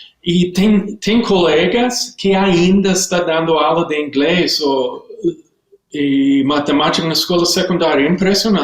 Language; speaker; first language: Portuguese; non-native, learner; English